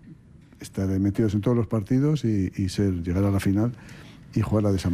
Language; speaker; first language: Spanish; native; Spanish